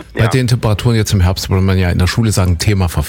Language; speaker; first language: German; native; German